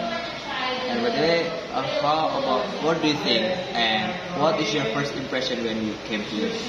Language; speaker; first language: English; non-native, learner; Indonesian